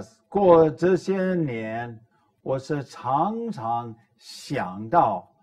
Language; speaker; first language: Chinese; non-native, fluent; English